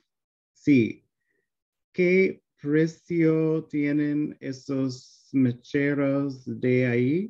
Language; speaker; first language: Spanish; non-native, learner; English